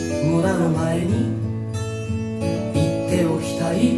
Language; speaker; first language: Korean; native; Korean